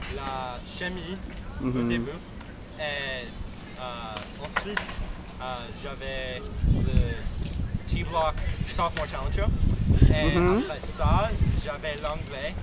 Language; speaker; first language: French; non-native, learner; English